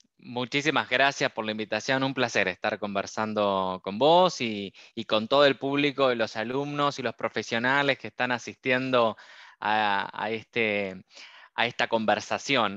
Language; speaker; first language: Spanish; native; Spanish